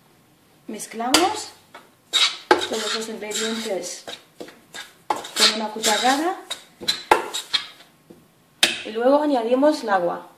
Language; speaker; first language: Spanish; non-native, fluent; Arabic